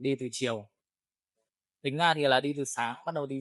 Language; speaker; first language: Vietnamese; native; Vietnamese